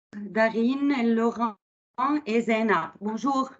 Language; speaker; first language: French; non-native, local second language; Arabic